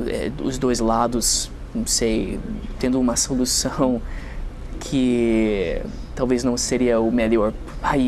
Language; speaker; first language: Portuguese; non-native, fluent; English